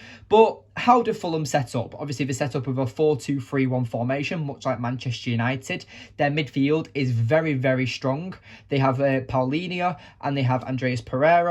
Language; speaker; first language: English; native; English